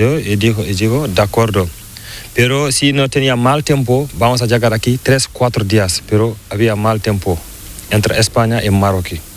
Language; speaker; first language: Spanish; non-native, learner; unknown